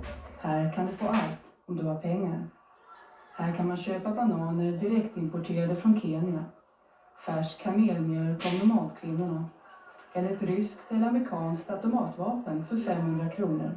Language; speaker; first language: Swedish; native; Swedish